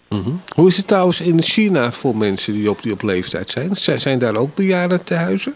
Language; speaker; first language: Dutch; native; Dutch